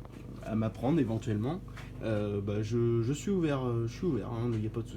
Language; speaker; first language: French; native; French